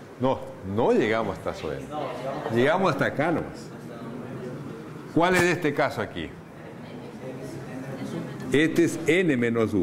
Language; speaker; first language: Spanish; native; Spanish